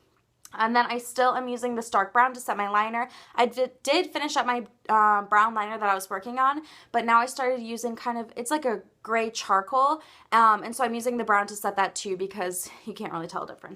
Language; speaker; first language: English; native; English